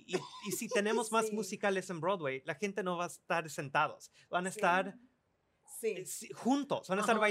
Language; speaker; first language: Spanish; early bilingual, other home language; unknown